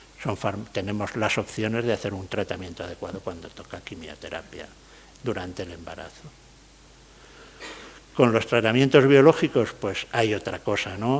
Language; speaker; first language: Spanish; native; Spanish